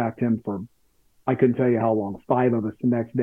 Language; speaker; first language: English; native; English